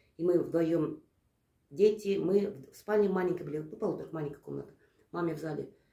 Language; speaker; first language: Russian; native; Russian